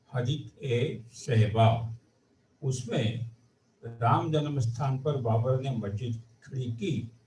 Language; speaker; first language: Hindi; non-native, local second language; Marathi